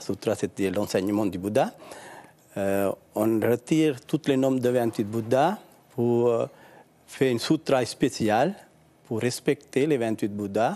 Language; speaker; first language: French; non-native, learner; Sinhala